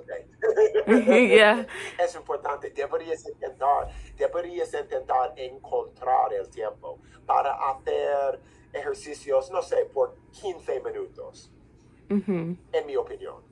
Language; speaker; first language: Spanish; non-native, fluent; English